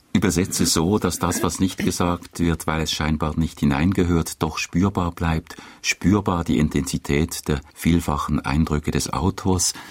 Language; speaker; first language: German; native; German